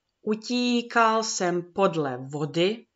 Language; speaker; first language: Czech; early bilingual, heritage; Czech